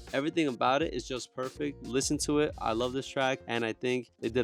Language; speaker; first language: English; native; English